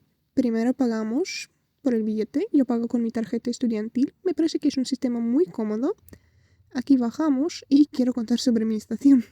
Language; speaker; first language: Spanish; non-native, fluent; Russian